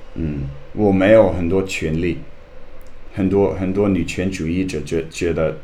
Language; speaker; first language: Chinese; non-native, learner; English